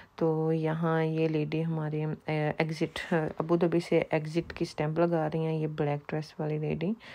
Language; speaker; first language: Urdu; non-native, local second language; Punjabi